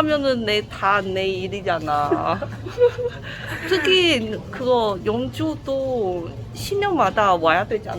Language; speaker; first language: Korean; non-native, learner; Chinese